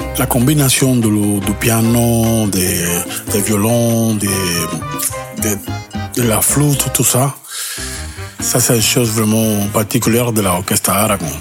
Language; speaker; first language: French; non-native, learner; Spanish